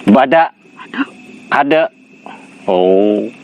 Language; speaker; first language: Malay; non-native, local second language; Madurese